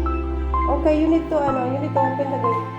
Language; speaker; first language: English; non-native, local second language; Filipino